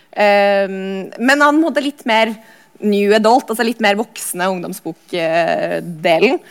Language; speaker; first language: Norwegian; native; Norwegian